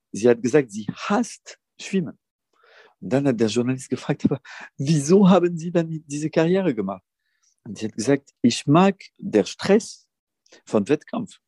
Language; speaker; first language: German; non-native, fluent; French